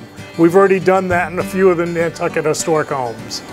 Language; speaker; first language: English; native; English